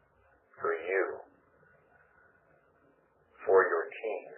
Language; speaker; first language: English; native; English